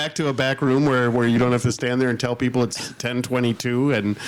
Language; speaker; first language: English; native; English